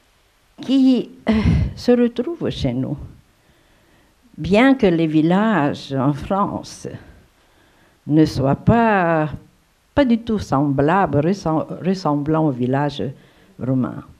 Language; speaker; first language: French; non-native, fluent; Romanian